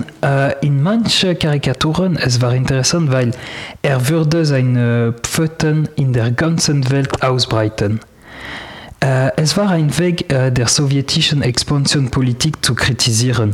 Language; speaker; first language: German; non-native, learner; French